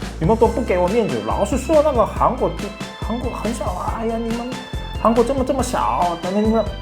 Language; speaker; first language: Chinese; non-native, fluent; Korean